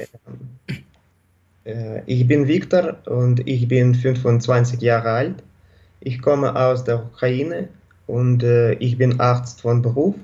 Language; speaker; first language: German; non-native, learner; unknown